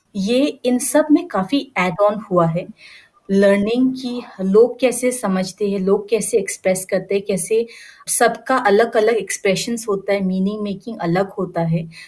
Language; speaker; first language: Hindi; non-native, local second language; Garo